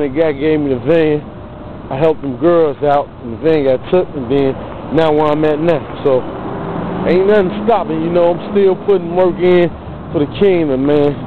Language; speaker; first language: English; native; English